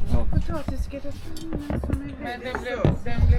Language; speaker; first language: Swedish; native; Swedish